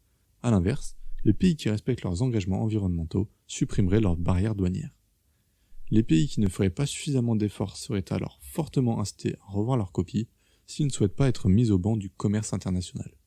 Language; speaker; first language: French; native; French